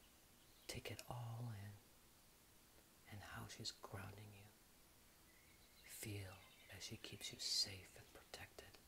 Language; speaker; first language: English; native; English